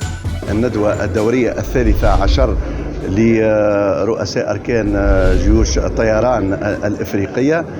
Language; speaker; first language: Arabic; native; Arabic